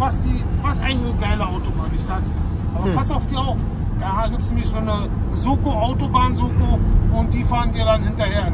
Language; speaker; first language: German; native; German